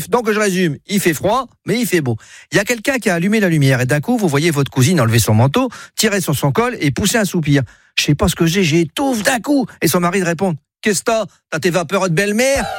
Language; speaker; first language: French; native; French